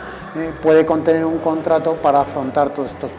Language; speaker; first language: Spanish; native; Spanish